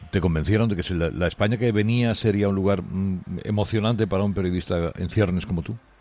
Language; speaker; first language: Spanish; native; Spanish